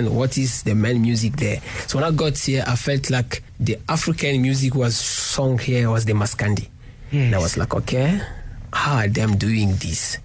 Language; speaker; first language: English; non-native, learner; Lingala